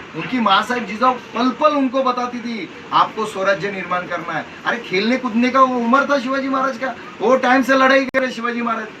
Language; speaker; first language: Hindi; non-native, local second language; Marathi